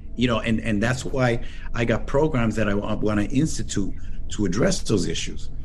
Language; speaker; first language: English; early bilingual, other home language; Spanish